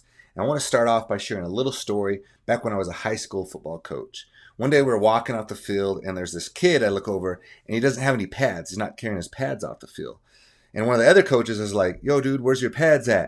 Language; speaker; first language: English; native; English